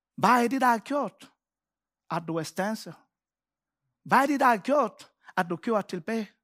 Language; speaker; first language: Danish; non-native, fluent; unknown